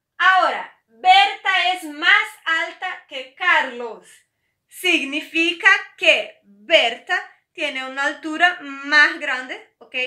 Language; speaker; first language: Spanish; non-native, fluent; Portuguese